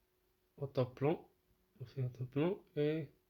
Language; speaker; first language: French; non-native, local second language; Arabic